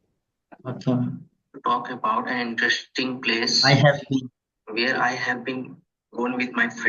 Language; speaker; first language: English; non-native, learner; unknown